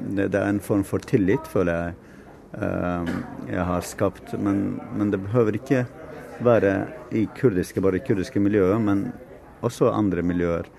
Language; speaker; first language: Norwegian; non-native, fluent; Kurdish